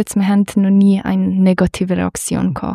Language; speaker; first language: German; non-native, fluent; Persian